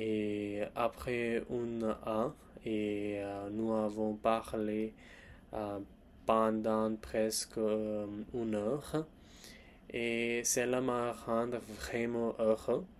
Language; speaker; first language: French; non-native, learner; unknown